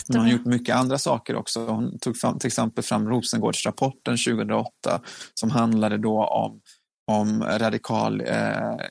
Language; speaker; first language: Swedish; native; Swedish